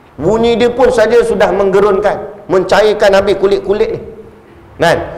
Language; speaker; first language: Malay; native; Malay